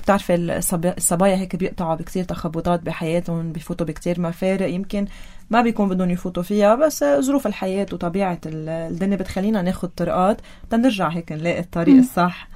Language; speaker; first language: Arabic; native; Arabic